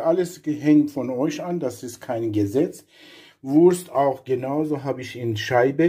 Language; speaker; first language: German; non-native, learner; Persian